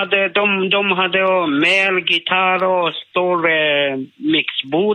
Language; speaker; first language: Swedish; non-native, learner; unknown